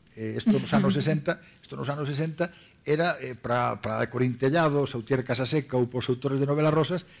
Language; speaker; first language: Galician; native; Galician